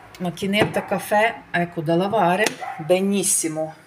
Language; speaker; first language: Italian; non-native, learner; Ukrainian